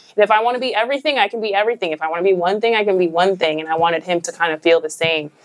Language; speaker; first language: English; native; English